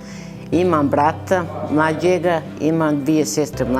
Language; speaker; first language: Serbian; early bilingual, other home language; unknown